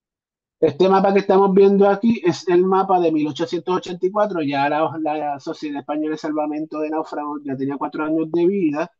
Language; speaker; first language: Spanish; native; Spanish